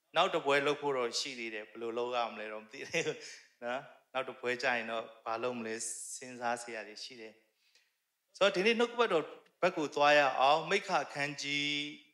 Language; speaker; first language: Burmese; non-native, local second language; Tedim Chin